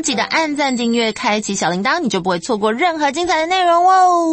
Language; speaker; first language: Chinese; native; Chinese